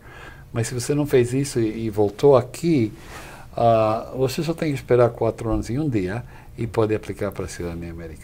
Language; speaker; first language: Portuguese; non-native, fluent; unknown